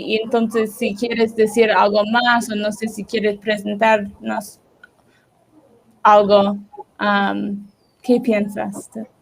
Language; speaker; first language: Spanish; non-native, learner; English